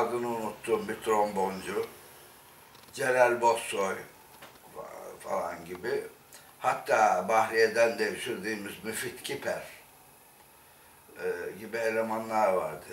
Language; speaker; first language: Turkish; native; Turkish